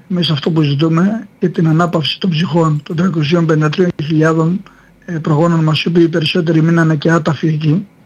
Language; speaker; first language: Greek; native; Greek